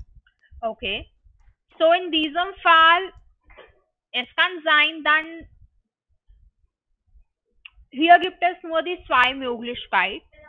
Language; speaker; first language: German; non-native, learner; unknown